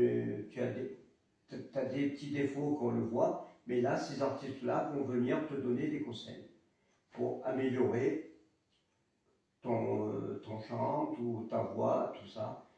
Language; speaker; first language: French; native; French